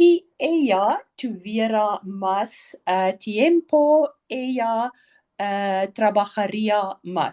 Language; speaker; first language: Spanish; non-native, learner; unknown